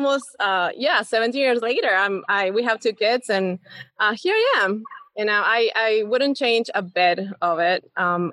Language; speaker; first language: English; non-native, fluent; Spanish